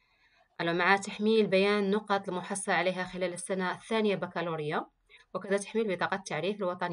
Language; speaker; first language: Arabic; native; Arabic